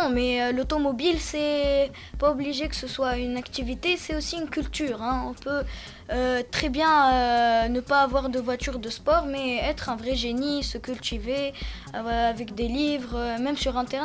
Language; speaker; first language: French; non-native, local second language; Arabic